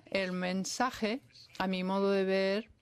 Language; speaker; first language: Spanish; non-native, fluent; Italian